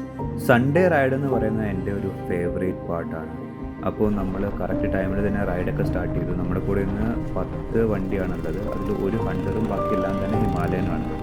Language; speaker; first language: Malayalam; native; Malayalam